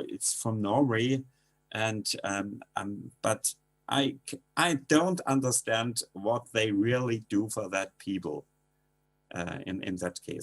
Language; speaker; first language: English; non-native, learner; German